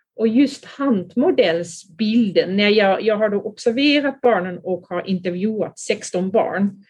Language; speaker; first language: Swedish; non-native, fluent; Dutch